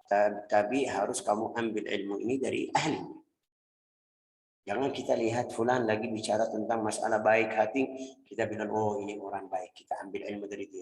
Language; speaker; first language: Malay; non-native, fluent; Arabic